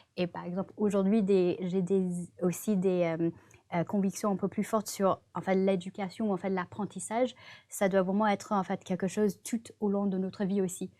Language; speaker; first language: French; non-native, fluent; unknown